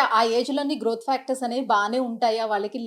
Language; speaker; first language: Telugu; native; Telugu